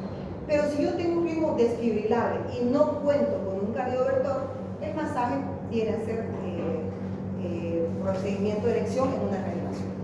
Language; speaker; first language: Spanish; native; Spanish